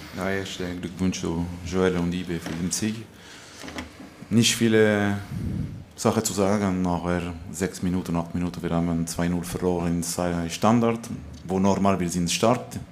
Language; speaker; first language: German; non-native, local second language; French